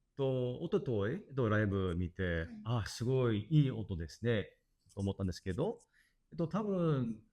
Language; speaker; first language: Japanese; non-native, learner; English